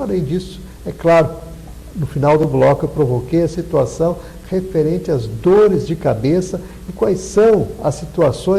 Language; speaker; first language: Portuguese; native; Portuguese